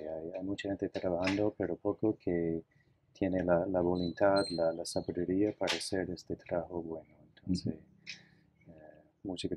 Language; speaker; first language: Spanish; non-native, fluent; English